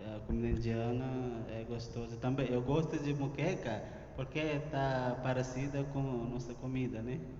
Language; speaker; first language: Portuguese; non-native, fluent; Tamil